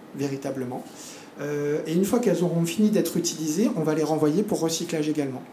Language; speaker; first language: French; native; French